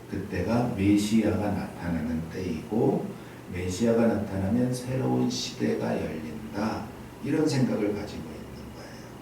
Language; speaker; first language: Korean; native; Korean